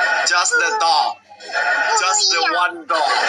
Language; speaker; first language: English; non-native, learner; Chinese